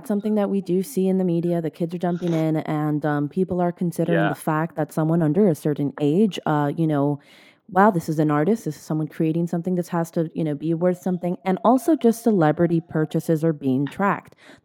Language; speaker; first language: English; native; English